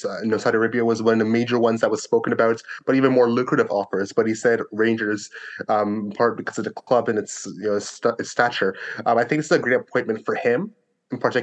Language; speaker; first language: English; native; English